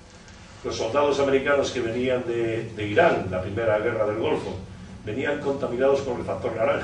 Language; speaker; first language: Spanish; native; Spanish